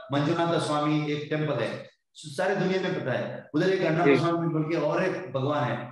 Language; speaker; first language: Hindi; non-native, local second language; Kannada